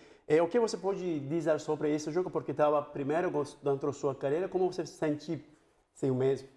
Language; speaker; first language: Portuguese; non-native, fluent; Turkish